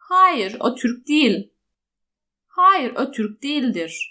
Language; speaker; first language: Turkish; non-native, fluent; Polish